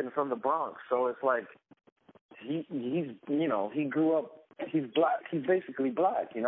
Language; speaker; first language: English; native; English